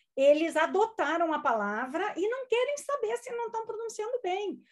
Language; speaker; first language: Portuguese; non-native, local second language; German